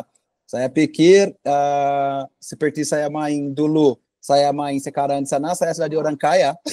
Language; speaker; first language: Indonesian; non-native, fluent; Portuguese